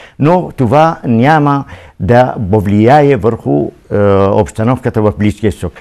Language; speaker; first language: Bulgarian; non-native, fluent; Arabic